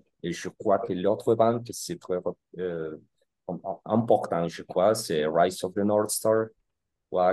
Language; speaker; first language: French; non-native, learner; Spanish